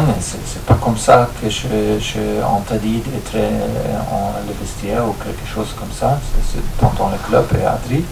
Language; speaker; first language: French; non-native, fluent; German